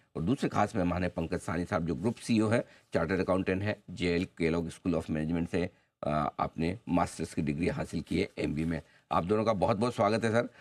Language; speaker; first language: Hindi; native; Hindi